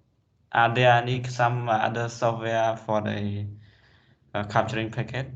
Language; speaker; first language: English; non-native, fluent; Khmer